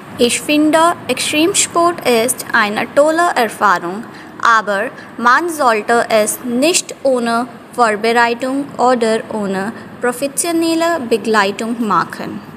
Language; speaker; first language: German; non-native, fluent; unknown